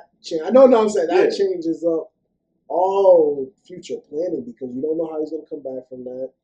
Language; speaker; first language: English; native; English